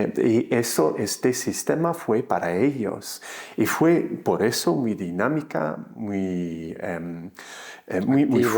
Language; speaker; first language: Spanish; non-native, fluent; English